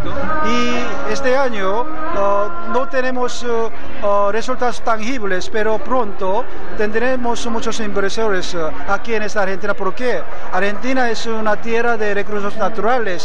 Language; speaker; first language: Spanish; non-native, fluent; Korean